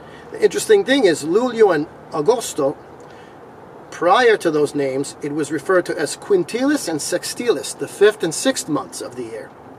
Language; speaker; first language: English; native; English